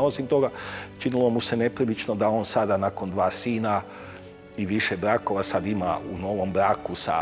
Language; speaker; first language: Croatian; native; Croatian